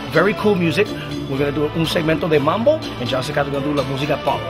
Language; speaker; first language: English; early bilingual, other home language; Spanish